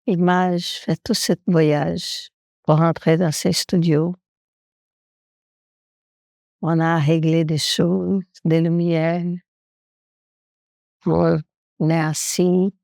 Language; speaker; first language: French; non-native, fluent; Portuguese